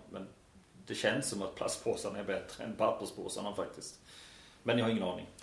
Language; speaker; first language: Swedish; native; Swedish